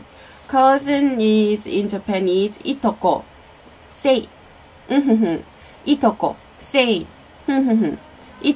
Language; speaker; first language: English; non-native, learner; Korean